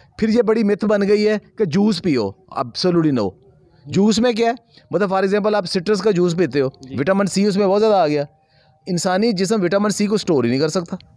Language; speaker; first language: Urdu; non-native, local second language; Punjabi